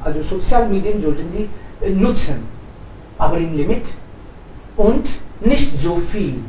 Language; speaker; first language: German; non-native, fluent; Hindi